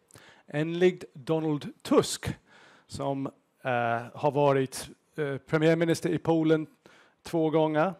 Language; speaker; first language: Swedish; non-native, fluent; English